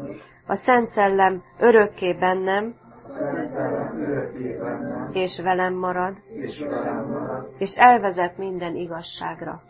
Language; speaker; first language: Hungarian; native; Hungarian